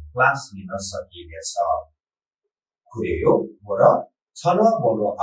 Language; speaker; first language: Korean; non-native, fluent; Nepali